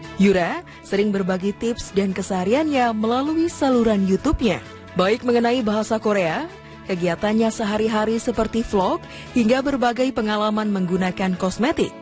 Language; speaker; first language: Indonesian; native; Indonesian